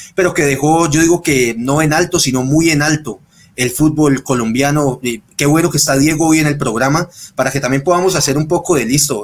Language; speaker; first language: Spanish; native; Spanish